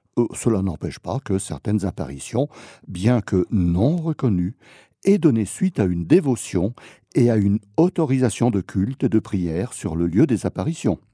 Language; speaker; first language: French; native; French